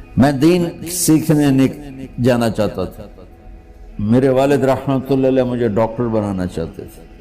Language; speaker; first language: Urdu; non-native, local second language; Punjabi